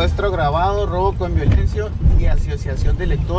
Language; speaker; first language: Spanish; native; Spanish